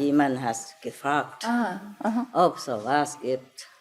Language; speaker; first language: German; non-native, fluent; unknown